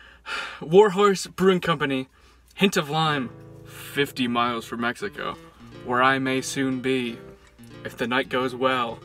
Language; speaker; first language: English; native; English